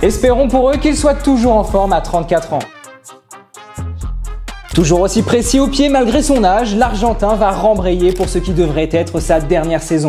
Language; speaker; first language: French; native; French